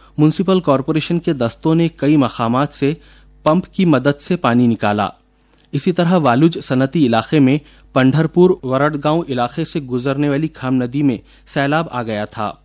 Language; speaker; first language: Urdu; native; Urdu